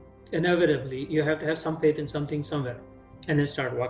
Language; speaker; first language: English; non-native, local second language; Hindi